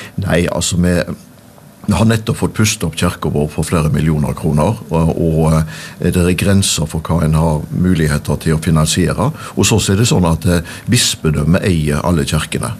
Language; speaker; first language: Norwegian; native; Norwegian